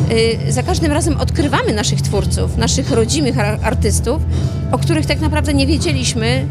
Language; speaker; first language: Polish; native; Polish